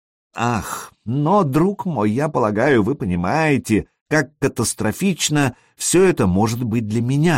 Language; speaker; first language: Russian; native; Russian